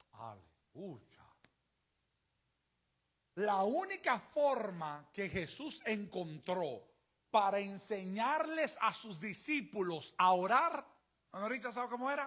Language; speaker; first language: Spanish; native; Spanish